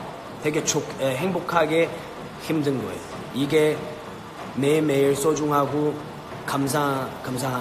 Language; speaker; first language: Korean; non-native, fluent; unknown